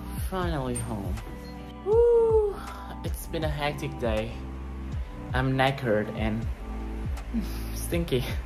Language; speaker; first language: English; non-native, fluent; Vietnamese